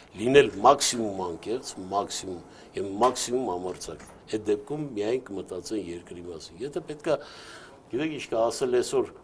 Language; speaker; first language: Armenian; native; Armenian